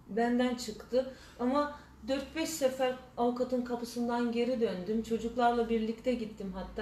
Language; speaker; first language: Turkish; early bilingual, heritage; Turkish